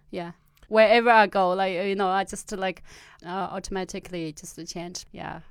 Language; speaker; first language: English; non-native, fluent; Tibetan